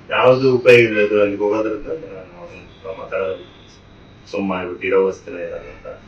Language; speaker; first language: Kannada; native; Kannada